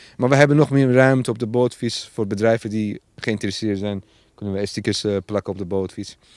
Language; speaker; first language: Dutch; non-native, fluent; Persian